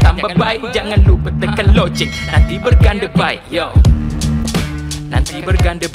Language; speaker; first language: Malay; native; Malay